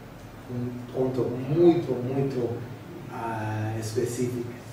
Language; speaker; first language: Portuguese; non-native, fluent; English